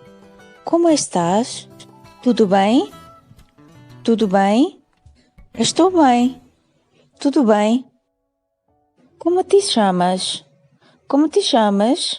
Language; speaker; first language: Portuguese; non-native, fluent; Nepali